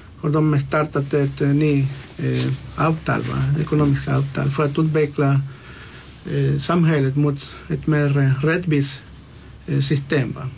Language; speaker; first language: Swedish; non-native, local second language; Spanish